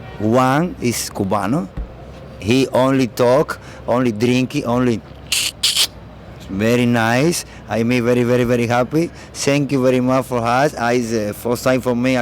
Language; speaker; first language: English; non-native, learner; Spanish